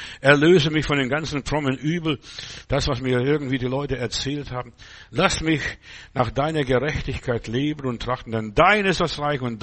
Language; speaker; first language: German; native; German